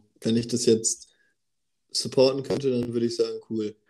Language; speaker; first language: German; native; German